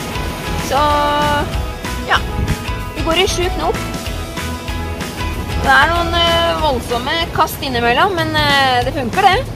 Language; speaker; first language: Norwegian; native; Norwegian